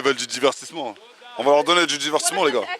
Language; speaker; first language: French; native; French